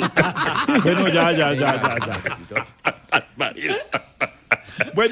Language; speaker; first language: Spanish; native; Spanish